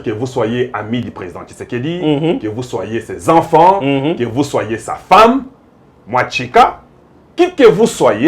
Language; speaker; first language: French; non-native, local second language; Lingala